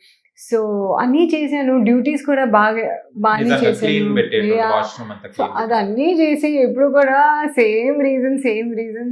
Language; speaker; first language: Telugu; non-native, local second language; Hindi